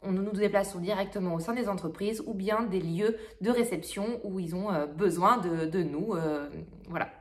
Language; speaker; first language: French; native; French